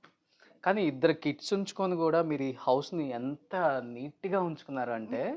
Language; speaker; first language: Telugu; native; Telugu